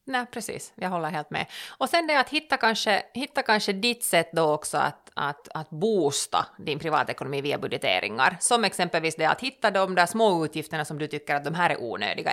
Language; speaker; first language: Swedish; native; Swedish